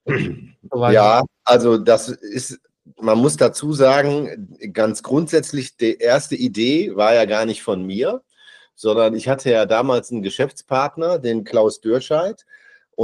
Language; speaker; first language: German; native; German